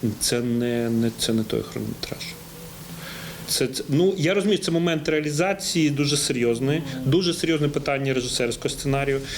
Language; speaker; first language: Ukrainian; native; Ukrainian